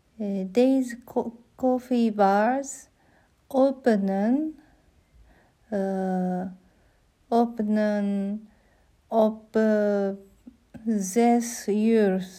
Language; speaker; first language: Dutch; non-native, learner; German